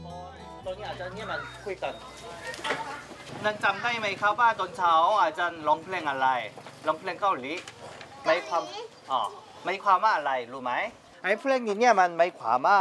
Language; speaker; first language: Thai; non-native, fluent; Korean